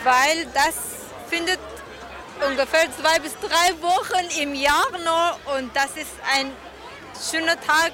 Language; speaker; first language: German; non-native, learner; Persian